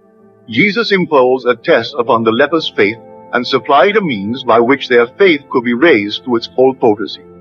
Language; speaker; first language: English; native; English